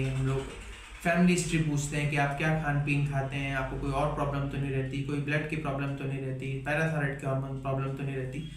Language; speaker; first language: Hindi; native; Hindi